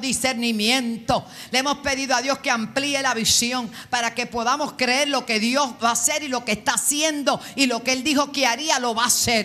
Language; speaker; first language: Spanish; native; Spanish